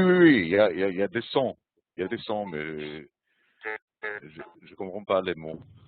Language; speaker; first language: French; non-native, fluent; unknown